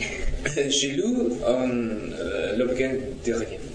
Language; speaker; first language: French; non-native, learner; Russian